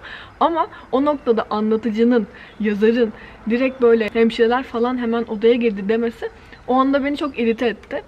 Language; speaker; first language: Turkish; native; Turkish